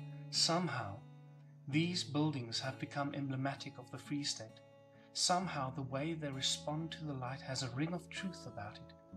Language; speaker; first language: English; non-native, local second language; Afrikaans